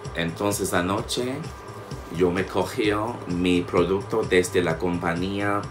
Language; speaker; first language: Spanish; non-native, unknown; English